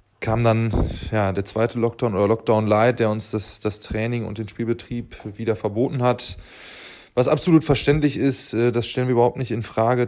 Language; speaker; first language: German; native; German